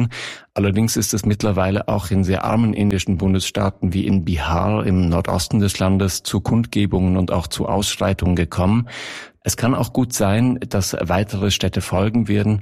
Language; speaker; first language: German; native; German